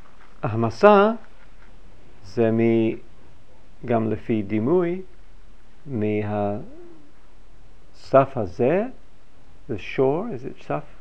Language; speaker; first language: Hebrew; non-native, fluent; English